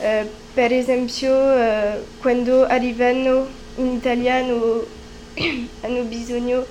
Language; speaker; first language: Italian; non-native, learner; French